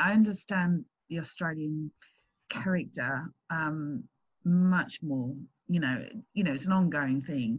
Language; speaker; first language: English; native; English